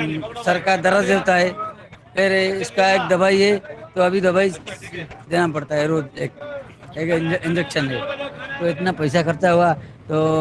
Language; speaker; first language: Hindi; non-native, local second language; Odia